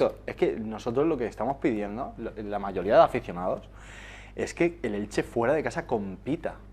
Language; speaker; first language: Spanish; native; Spanish